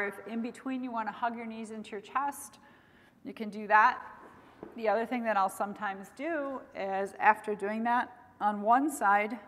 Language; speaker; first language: English; native; English